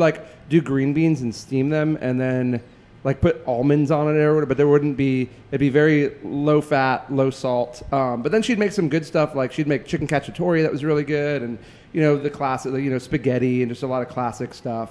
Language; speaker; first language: English; native; English